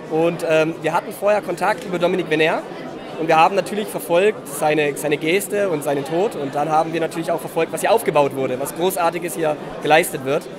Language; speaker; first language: German; native; German